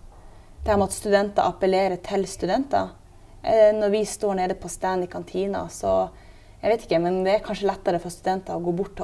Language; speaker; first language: Norwegian; native; Norwegian